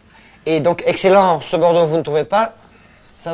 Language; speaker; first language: French; native; French